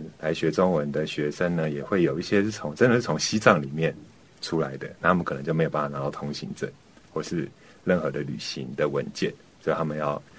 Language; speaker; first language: Chinese; native; Chinese